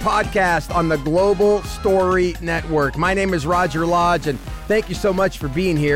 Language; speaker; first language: English; native; English